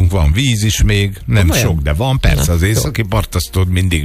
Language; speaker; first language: Hungarian; native; Hungarian